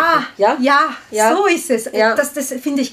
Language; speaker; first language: German; non-native, learner; Korean